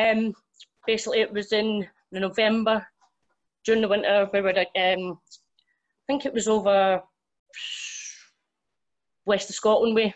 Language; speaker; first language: English; native; English